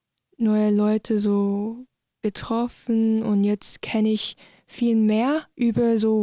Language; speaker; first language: German; non-native, learner; English